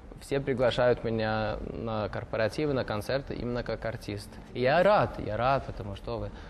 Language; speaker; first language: Russian; early bilingual, heritage; Russian